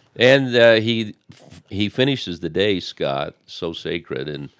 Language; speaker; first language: English; native; English